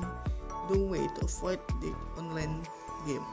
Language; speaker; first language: English; non-native, learner; Indonesian